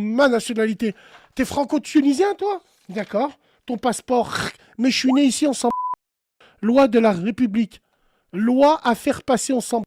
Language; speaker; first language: French; native; French